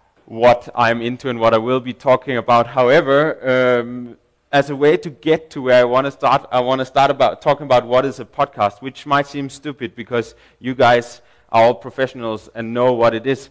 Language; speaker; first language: English; non-native, fluent; Danish